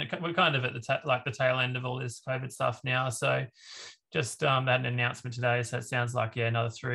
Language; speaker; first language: English; native; English